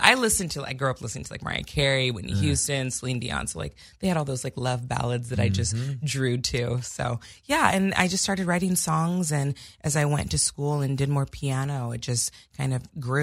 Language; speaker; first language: English; native; English